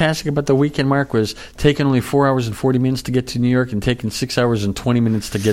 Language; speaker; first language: English; native; English